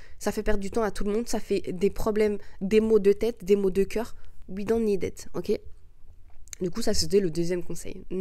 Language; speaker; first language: French; early bilingual, other home language; Arabic